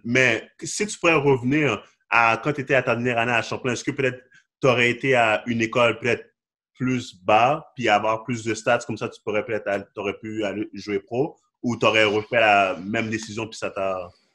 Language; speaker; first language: French; native; French